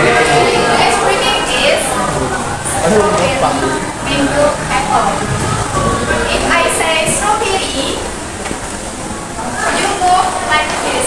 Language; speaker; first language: English; non-native, fluent; Indonesian